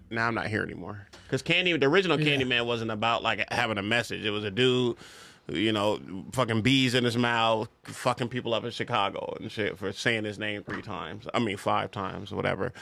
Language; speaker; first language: English; native; English